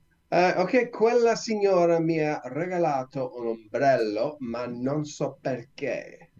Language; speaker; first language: Italian; non-native, learner; English